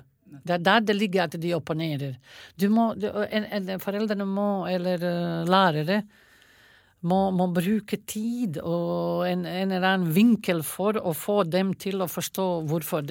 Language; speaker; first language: Norwegian; non-native, fluent; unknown